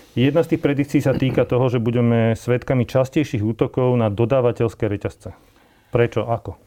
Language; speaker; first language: Slovak; native; Slovak